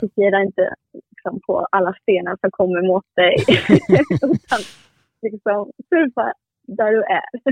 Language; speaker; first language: Swedish; non-native, fluent; Spanish